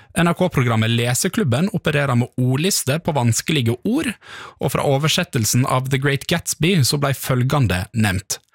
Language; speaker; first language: Norwegian; native; Norwegian